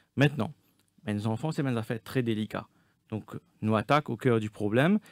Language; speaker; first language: French; non-native, local second language; Morisyen